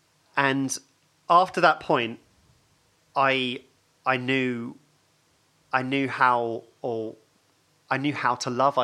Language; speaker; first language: English; native; English